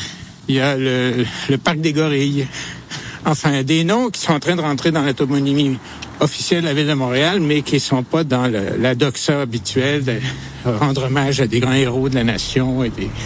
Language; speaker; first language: French; native; French